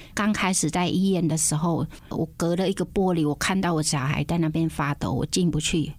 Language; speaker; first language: Chinese; non-native, fluent; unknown